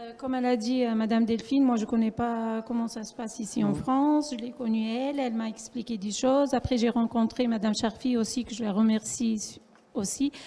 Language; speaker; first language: French; non-native, local second language; Arabic